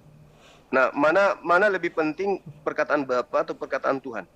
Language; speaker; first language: Indonesian; native; Indonesian